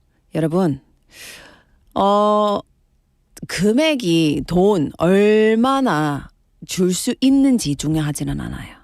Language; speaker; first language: Korean; non-native, learner; English